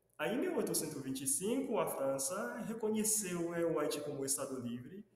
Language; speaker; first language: Portuguese; non-native, fluent; Haitian Creole